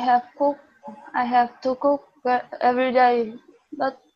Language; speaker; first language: English; non-native, learner; Vietnamese